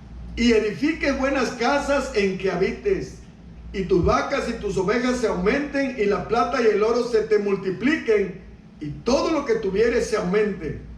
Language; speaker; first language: Spanish; native; Spanish